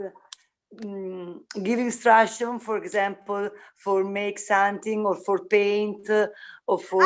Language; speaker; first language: English; non-native, learner; Italian